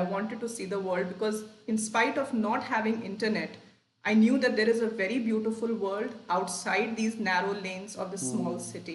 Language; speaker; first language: English; non-native, local second language; Hindi